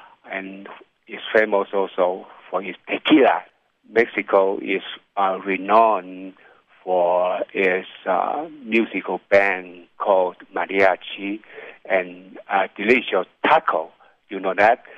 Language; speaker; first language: English; non-native, fluent; Chinese